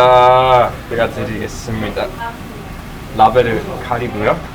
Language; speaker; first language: Korean; non-native, fluent; English